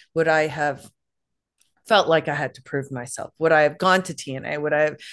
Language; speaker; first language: English; native; English